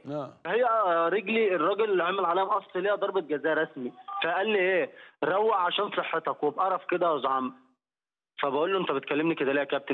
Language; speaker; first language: Arabic; native; Arabic